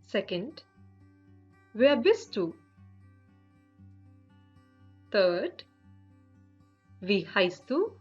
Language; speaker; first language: German; non-native, fluent; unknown